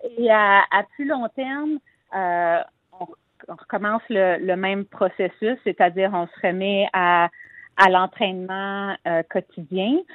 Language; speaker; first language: French; native; French